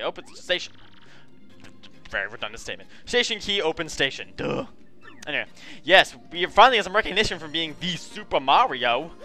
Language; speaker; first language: English; native; English